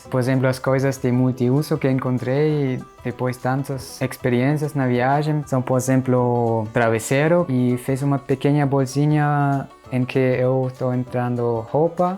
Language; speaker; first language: Portuguese; non-native, fluent; German